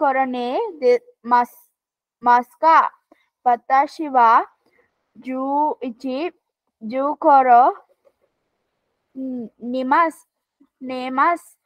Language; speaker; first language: Japanese; non-native, learner; Sinhala